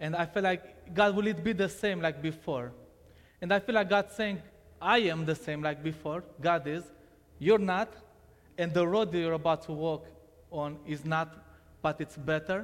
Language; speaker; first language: English; non-native, fluent; Romanian